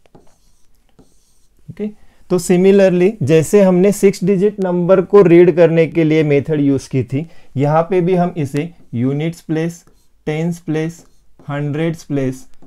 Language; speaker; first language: Hindi; non-native, local second language; Marathi